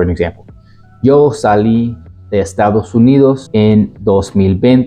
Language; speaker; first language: Spanish; non-native, fluent; English